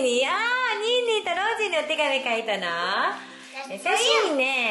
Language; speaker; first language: Japanese; native; Japanese